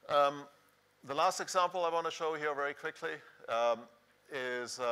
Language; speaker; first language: English; non-native, fluent; Swiss German